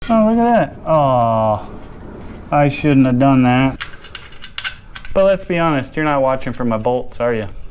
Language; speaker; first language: English; native; English